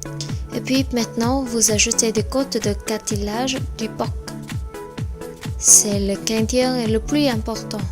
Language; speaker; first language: French; non-native, learner; Vietnamese